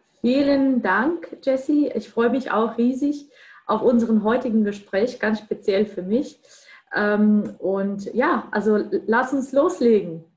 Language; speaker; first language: German; non-native, fluent; Russian